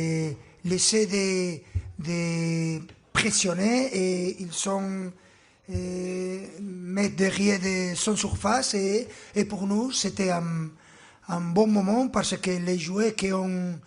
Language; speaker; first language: French; non-native, fluent; Spanish